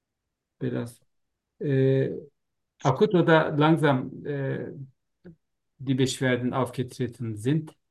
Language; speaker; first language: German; non-native, learner; Turkish